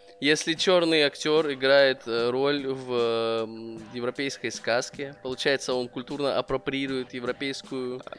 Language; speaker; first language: Russian; native; Russian